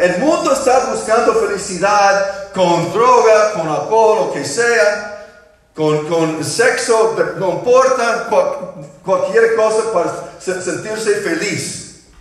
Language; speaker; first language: Spanish; non-native, fluent; English